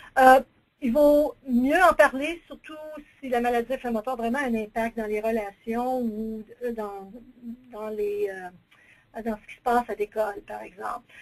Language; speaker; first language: French; native; French